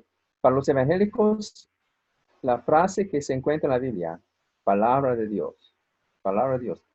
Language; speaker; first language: Spanish; non-native, fluent; English